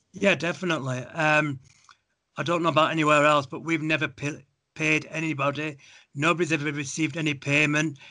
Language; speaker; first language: English; native; English